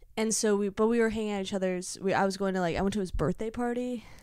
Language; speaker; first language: English; native; English